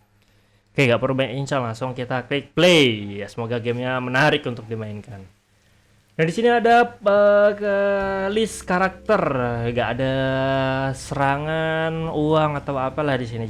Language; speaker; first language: Indonesian; native; Indonesian